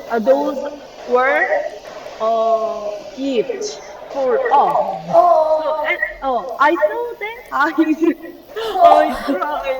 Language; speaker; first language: English; non-native, learner; Korean